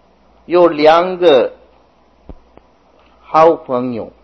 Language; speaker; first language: Chinese; non-native, fluent; Sinhala